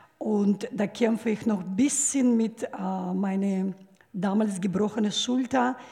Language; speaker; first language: German; non-native, fluent; Russian